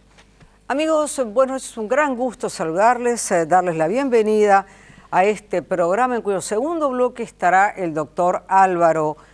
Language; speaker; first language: Spanish; native; Spanish